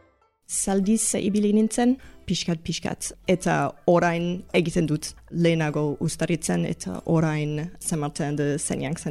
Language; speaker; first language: Basque; non-native, fluent; English